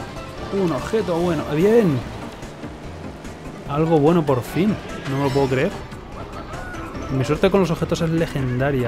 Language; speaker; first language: Spanish; native; Spanish